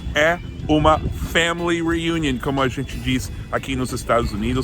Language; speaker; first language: Portuguese; non-native, fluent; English